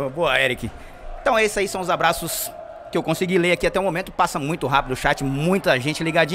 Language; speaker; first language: Portuguese; native; Portuguese